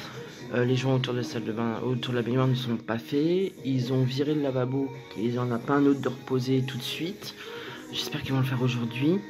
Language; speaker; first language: French; native; French